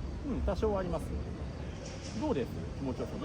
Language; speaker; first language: Japanese; native; Japanese